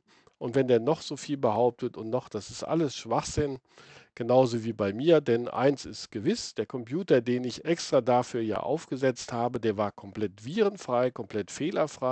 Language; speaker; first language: German; native; German